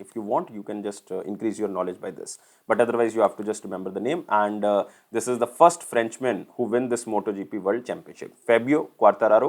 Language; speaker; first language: English; non-native, local second language; Hindi